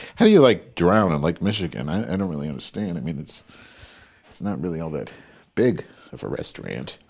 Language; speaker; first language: English; native; English